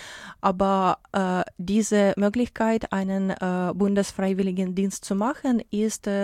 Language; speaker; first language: German; non-native, learner; Ukrainian